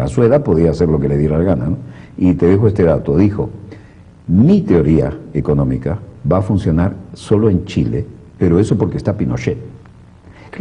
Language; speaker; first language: Spanish; native; Spanish